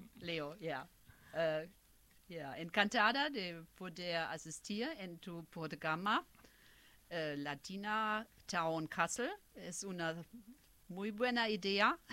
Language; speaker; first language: Spanish; non-native, fluent; German